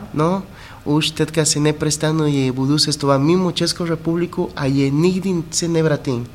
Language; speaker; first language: Czech; non-native, fluent; Spanish